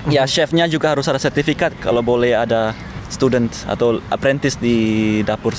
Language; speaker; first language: Indonesian; early bilingual, heritage; Indonesian